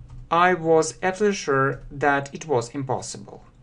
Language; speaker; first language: English; non-native, fluent; Russian